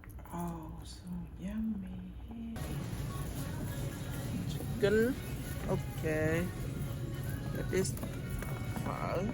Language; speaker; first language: English; non-native, learner; Vietnamese